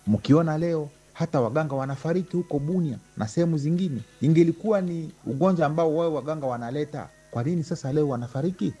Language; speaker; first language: Swahili; non-native, local second language; Nande